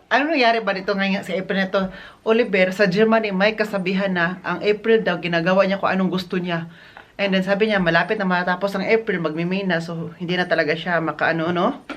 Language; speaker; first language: Filipino; non-native, local second language; Cebuano